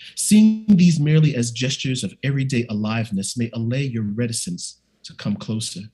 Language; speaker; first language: English; native; English